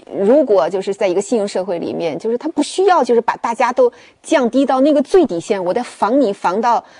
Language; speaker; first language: Chinese; native; Chinese